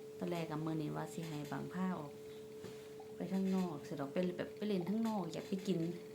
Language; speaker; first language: Thai; native; Thai